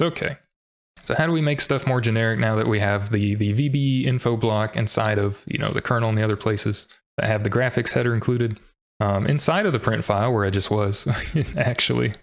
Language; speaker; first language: English; native; English